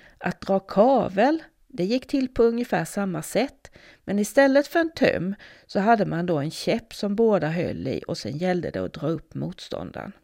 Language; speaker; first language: Swedish; native; Swedish